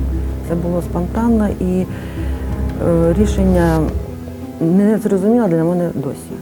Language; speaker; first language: Ukrainian; native; Ukrainian